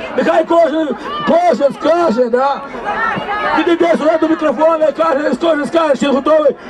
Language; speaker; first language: Ukrainian; native; Ukrainian